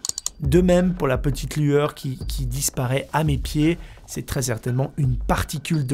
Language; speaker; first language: French; native; French